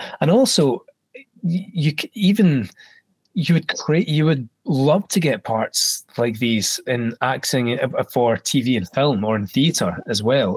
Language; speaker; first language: English; native; English